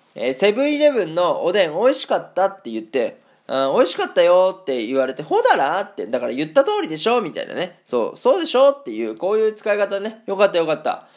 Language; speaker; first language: Japanese; native; Japanese